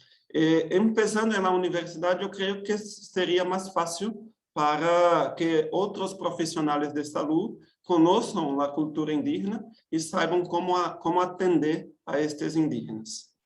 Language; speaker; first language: Spanish; non-native, fluent; Portuguese